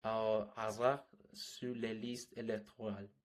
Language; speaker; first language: French; non-native, learner; English